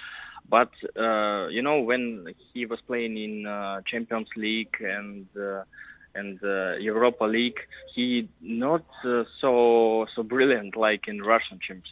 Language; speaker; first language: English; non-native, learner; Russian